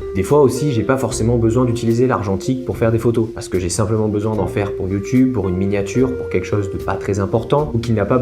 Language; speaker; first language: French; native; French